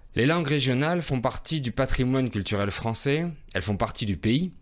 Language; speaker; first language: French; native; French